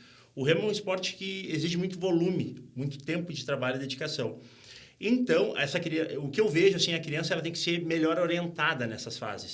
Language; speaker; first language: Portuguese; native; Portuguese